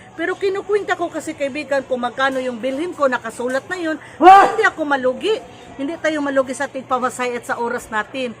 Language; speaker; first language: Filipino; non-native, local second language; Cebuano